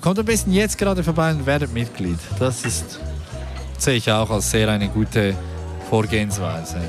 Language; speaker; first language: German; native; German